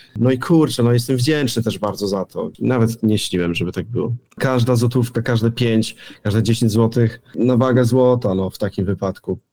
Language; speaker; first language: Polish; native; Polish